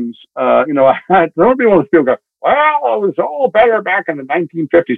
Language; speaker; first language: English; native; English